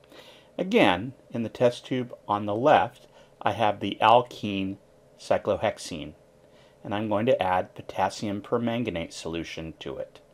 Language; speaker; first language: English; native; English